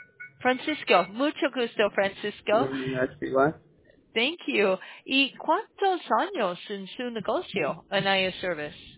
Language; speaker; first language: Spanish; non-native, learner; English